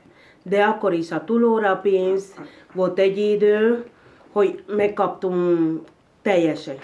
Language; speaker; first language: Hungarian; non-native, learner; Spanish